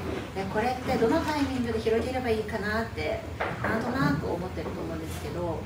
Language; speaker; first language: Japanese; native; Japanese